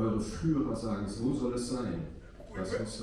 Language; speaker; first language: German; native; German